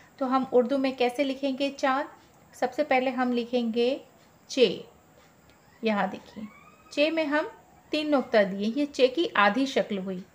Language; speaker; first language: Hindi; native; Hindi